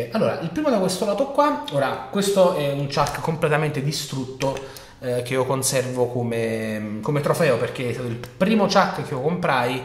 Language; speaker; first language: Italian; native; Italian